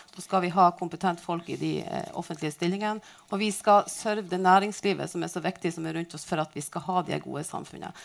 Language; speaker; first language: Norwegian; native; Norwegian